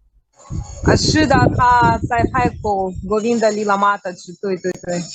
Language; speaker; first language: Chinese; non-native, fluent; Russian